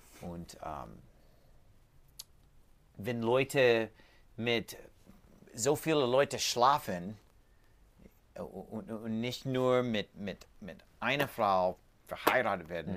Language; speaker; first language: German; non-native, learner; English